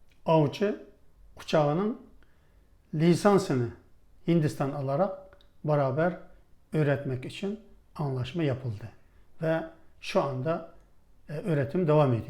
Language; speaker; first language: Turkish; non-native, fluent; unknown